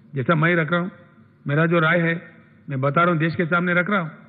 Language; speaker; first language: Hindi; non-native, local second language; Telugu